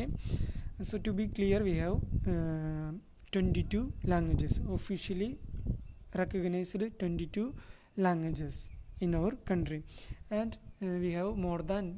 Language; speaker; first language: Hindi; non-native, local second language; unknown